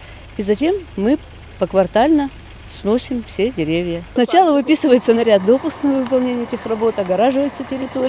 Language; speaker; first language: Russian; native; Russian